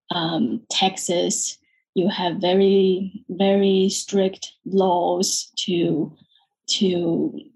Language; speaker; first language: English; non-native, fluent; Chinese